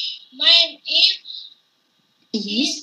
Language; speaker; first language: English; non-native, learner; Russian